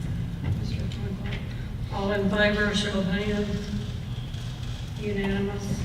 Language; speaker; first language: English; native; English